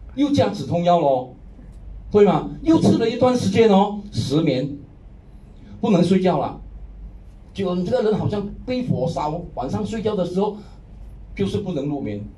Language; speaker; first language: Chinese; non-native, local second language; Hakka Chinese